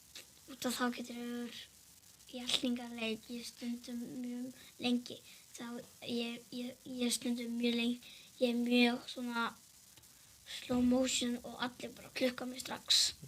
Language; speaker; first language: Icelandic; early bilingual, other home language; Portuguese